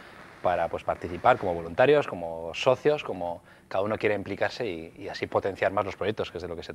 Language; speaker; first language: Spanish; native; Spanish